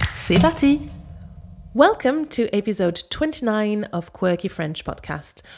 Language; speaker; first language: English; non-native, fluent; French